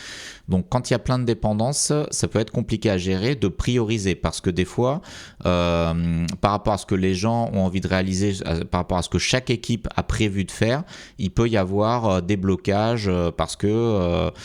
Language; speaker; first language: French; native; French